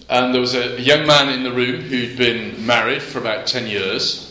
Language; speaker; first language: English; native; English